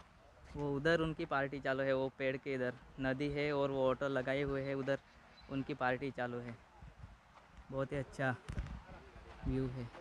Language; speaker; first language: Hindi; non-native, local second language; Gujarati